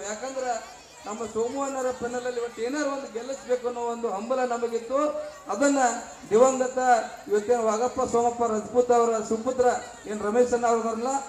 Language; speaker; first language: Kannada; non-native, local second language; Lambadi